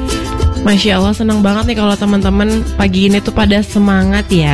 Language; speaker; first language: Indonesian; native; Indonesian